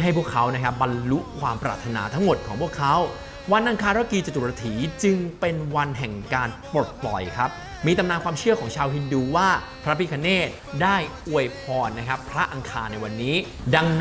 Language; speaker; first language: Thai; native; Thai